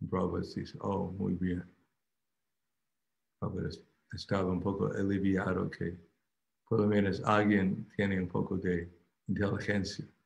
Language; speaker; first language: Spanish; non-native, fluent; English